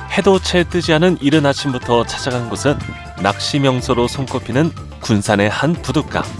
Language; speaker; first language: Korean; native; Korean